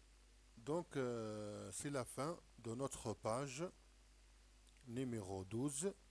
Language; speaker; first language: French; non-native, local second language; Arabic